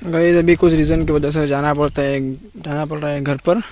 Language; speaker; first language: Hindi; non-native, local second language; Gujarati